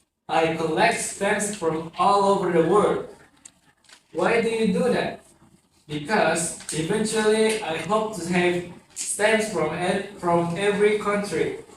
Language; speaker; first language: English; non-native, learner; Indonesian